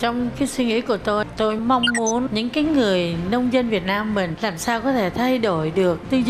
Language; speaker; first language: Vietnamese; native; Vietnamese